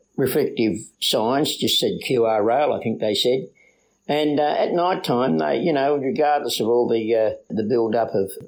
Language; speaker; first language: English; native; English